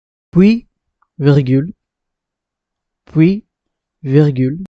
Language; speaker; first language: French; non-native, fluent; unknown